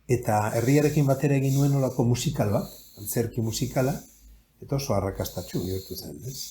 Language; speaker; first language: Basque; native; Basque